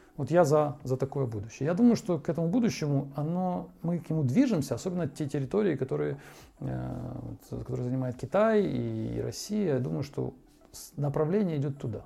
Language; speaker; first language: Russian; native; Russian